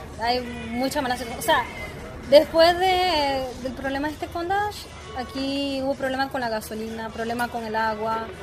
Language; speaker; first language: Spanish; native; Spanish